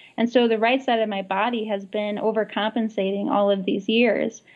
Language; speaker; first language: English; native; English